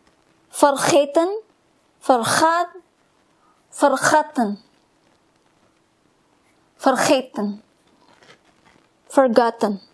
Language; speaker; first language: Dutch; non-native, fluent; Indonesian